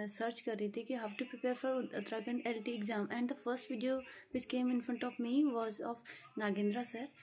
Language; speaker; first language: Hindi; native; Hindi